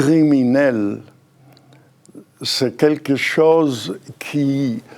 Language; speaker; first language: French; non-native, fluent; Hebrew